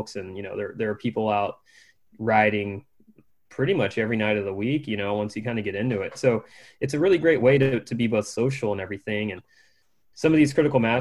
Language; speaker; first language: English; native; English